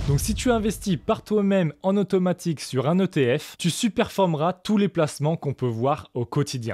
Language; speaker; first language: French; native; French